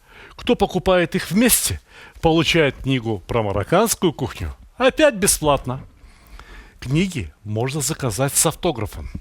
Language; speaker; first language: Russian; native; Russian